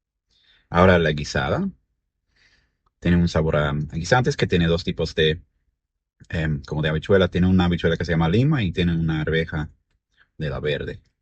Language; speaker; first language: Spanish; early bilingual, heritage; Spanish